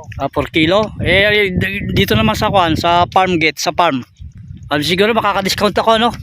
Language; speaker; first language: Filipino; native; Filipino